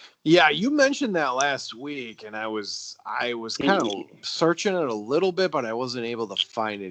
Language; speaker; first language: English; native; English